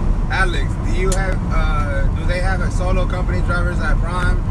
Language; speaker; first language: English; early bilingual, other home language; Spanish